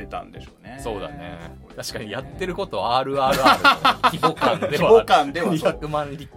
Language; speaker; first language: Japanese; native; Japanese